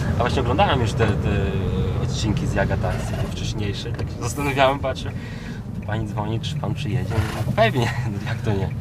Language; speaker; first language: Polish; native; Polish